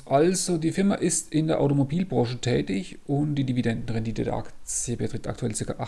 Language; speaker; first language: German; native; German